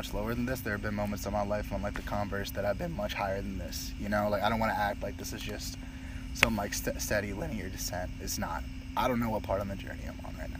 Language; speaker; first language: English; native; English